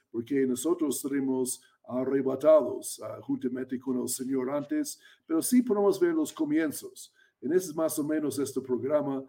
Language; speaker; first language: Spanish; non-native, fluent; English